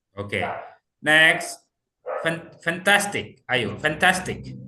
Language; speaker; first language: English; non-native, fluent; Indonesian